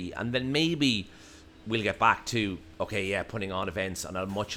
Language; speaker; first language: English; native; English